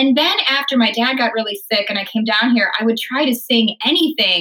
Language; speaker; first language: English; native; English